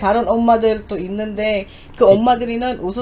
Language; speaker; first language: Korean; non-native, learner; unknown